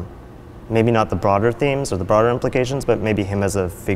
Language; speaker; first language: English; native; English